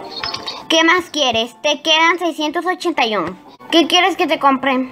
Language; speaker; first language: Spanish; native; Spanish